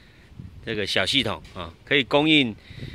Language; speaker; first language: Chinese; native; Chinese